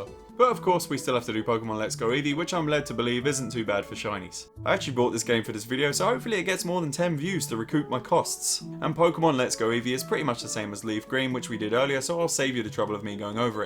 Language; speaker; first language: English; native; English